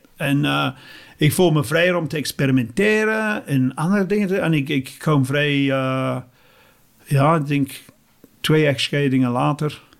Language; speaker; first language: Dutch; non-native, fluent; English